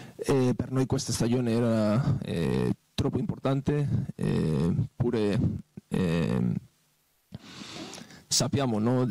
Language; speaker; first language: Italian; non-native, fluent; Spanish